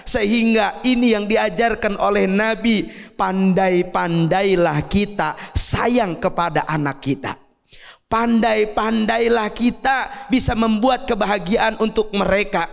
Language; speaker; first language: Indonesian; native; Indonesian